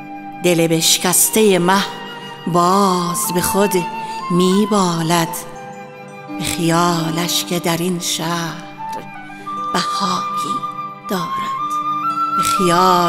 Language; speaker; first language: Persian; native; Persian